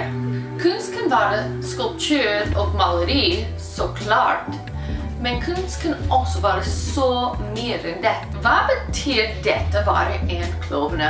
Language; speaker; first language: Norwegian; non-native, learner; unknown